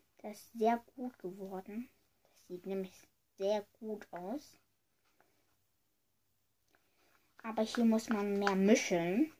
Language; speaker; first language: German; early bilingual, other home language; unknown